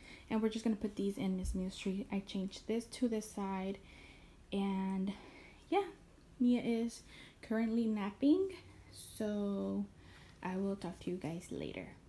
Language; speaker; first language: English; early bilingual, other home language; Spanish